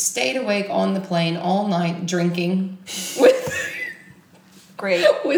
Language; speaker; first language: English; native; English